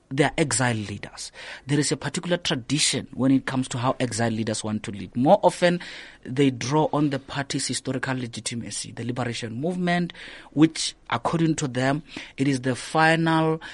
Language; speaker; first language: English; non-native, local second language; Northern Sotho